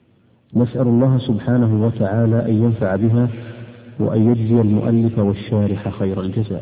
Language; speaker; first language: Arabic; native; Arabic